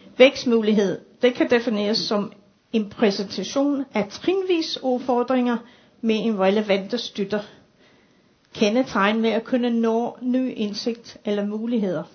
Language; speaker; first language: Danish; non-native, fluent; English